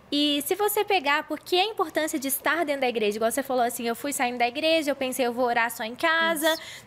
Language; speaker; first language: Portuguese; native; Portuguese